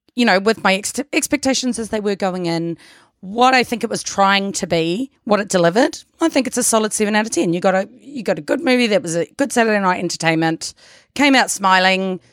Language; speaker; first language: English; native; English